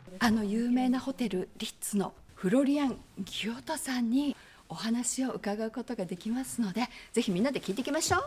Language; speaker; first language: Japanese; native; Japanese